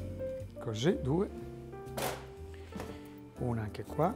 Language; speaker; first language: Italian; native; Italian